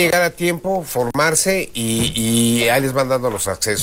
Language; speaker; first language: Spanish; native; Spanish